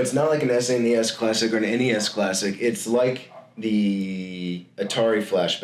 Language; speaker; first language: English; native; English